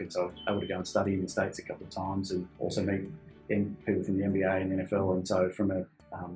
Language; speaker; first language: English; native; English